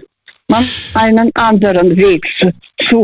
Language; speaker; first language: German; non-native, fluent; Russian